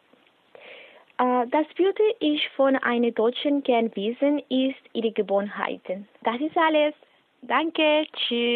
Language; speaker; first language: German; non-native, learner; Spanish